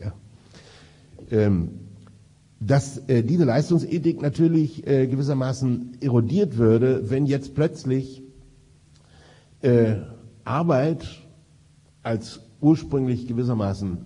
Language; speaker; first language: German; native; German